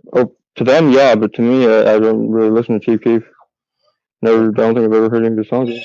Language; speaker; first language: English; native; English